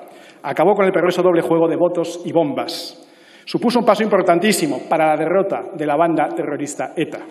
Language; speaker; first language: Spanish; native; Spanish